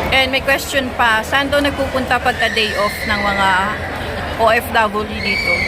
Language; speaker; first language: Filipino; native; Filipino